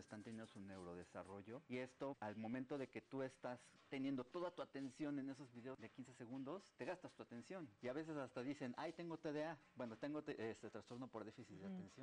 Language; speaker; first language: Spanish; native; Spanish